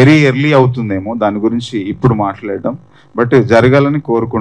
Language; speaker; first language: Telugu; native; Telugu